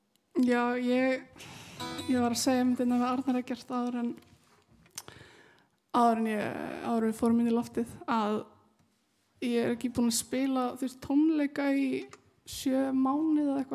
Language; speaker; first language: Icelandic; native; Icelandic